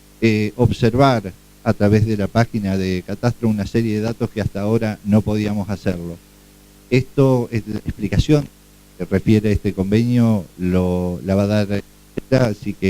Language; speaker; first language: Spanish; native; Spanish